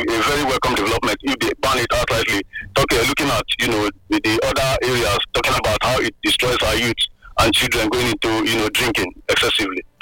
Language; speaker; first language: English; non-native, local second language; Igbo